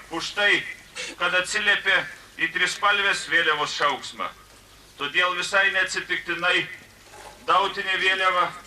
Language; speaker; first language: Lithuanian; native; Lithuanian